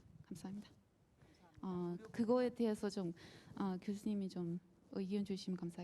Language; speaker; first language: Korean; non-native, fluent; Uzbek